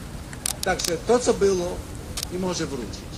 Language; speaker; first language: Polish; non-native, fluent; Hebrew